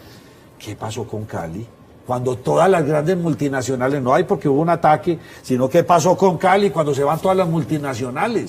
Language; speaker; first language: Spanish; native; Spanish